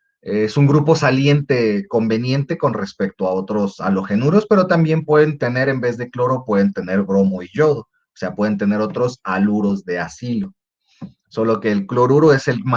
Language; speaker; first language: Spanish; native; Spanish